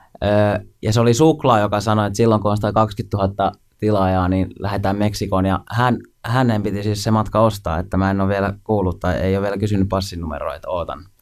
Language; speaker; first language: Finnish; native; Finnish